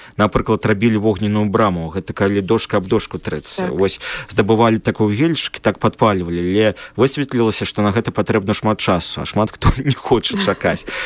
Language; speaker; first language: Belarusian; native; Belarusian